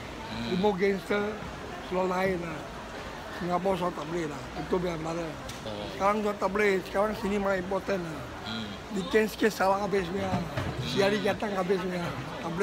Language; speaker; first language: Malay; non-native, local second language; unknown